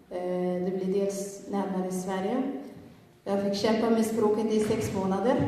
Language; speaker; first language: Swedish; early bilingual, other home language; Somali